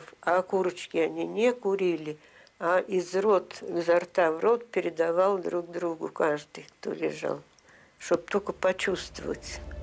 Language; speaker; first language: Russian; native; Russian